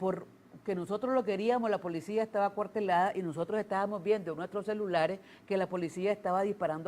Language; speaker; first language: Spanish; native; Spanish